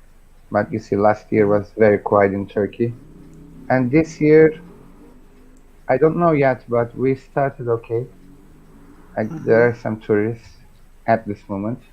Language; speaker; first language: English; non-native, fluent; Turkish